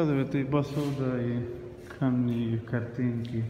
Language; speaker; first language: Russian; non-native, learner; Arabic